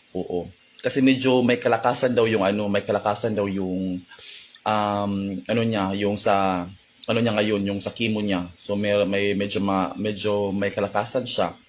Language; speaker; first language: Filipino; non-native, local second language; Cebuano